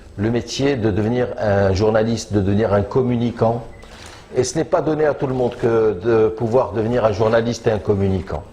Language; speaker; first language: French; non-native, local second language; Arabic